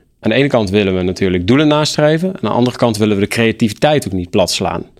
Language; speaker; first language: Dutch; native; Dutch